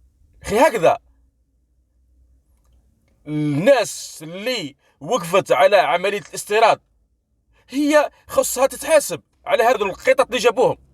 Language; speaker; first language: Arabic; native; Arabic